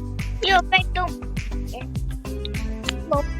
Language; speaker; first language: Chinese; early bilingual, heritage; Cantonese